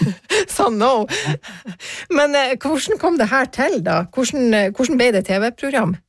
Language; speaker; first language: Norwegian; native; Norwegian